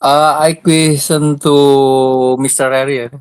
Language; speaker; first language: English; non-native, learner; Indonesian